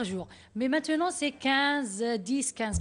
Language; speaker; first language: French; non-native, learner; Arabic